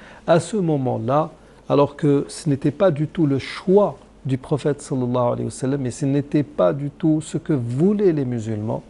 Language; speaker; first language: French; non-native, local second language; Arabic